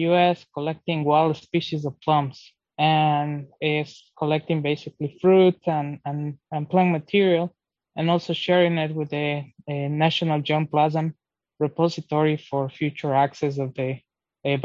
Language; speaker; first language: English; non-native, fluent; Spanish